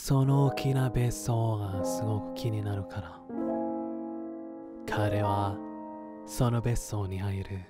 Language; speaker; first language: Japanese; non-native, learner; Indonesian